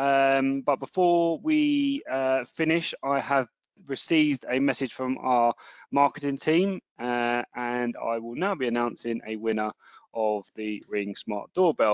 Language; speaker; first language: English; native; English